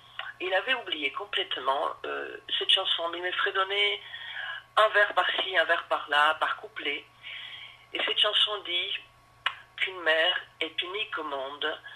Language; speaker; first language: French; non-native, fluent; Spanish